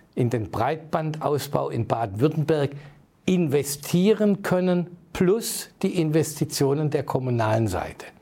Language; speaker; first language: German; native; German